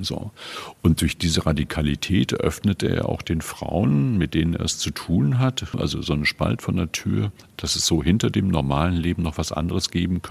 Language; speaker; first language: German; native; German